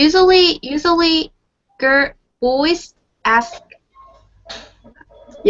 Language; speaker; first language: English; non-native, learner; Korean